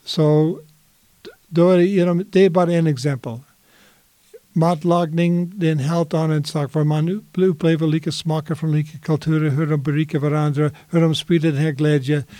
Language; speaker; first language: Swedish; non-native, fluent; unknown